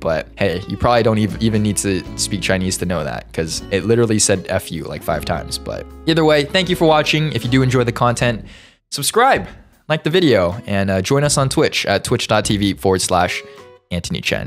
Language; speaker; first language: English; early bilingual, other home language; Chinese